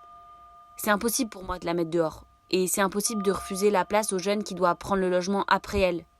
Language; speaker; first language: French; native; French